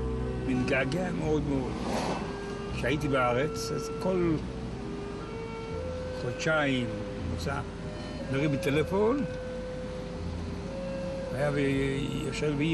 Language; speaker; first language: Hebrew; non-native, fluent; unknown